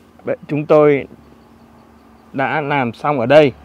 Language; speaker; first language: Vietnamese; native; Vietnamese